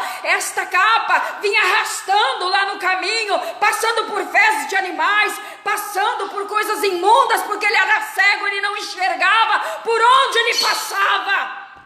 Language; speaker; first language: Portuguese; native; Portuguese